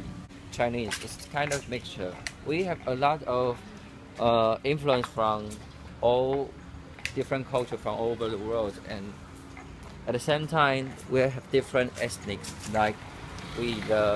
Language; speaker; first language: English; non-native, fluent; Chinese